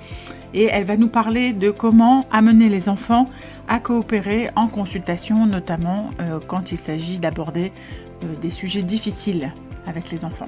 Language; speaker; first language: French; native; French